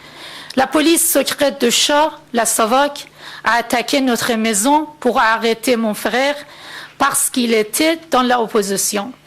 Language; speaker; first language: French; non-native, fluent; Persian